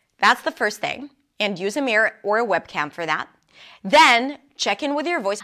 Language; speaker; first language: English; non-native, fluent; Hebrew